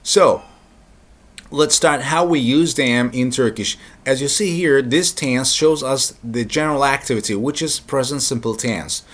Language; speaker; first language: English; non-native, fluent; Turkish